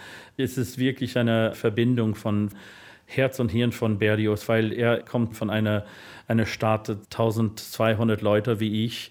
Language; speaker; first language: German; non-native, fluent; English